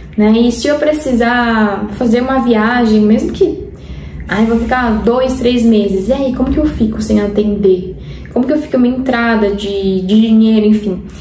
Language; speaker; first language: Portuguese; non-native, fluent; Spanish